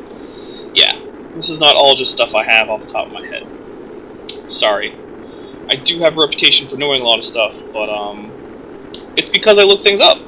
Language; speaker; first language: English; native; English